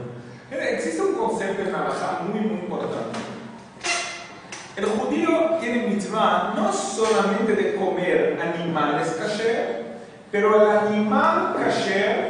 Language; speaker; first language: Spanish; non-native, fluent; Portuguese